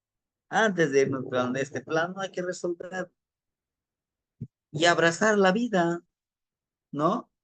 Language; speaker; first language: Spanish; native; Spanish